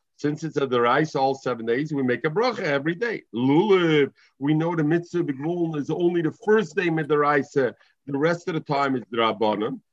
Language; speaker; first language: English; native; English